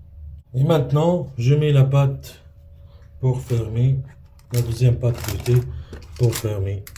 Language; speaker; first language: French; non-native, local second language; Arabic